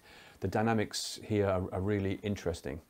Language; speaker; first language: English; native; English